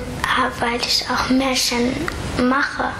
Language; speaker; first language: German; early bilingual, other home language; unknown